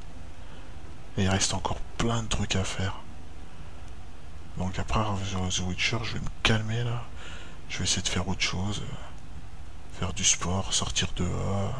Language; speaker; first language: French; native; French